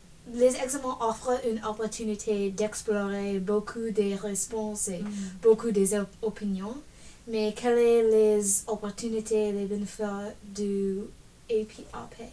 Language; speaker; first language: French; non-native, learner; English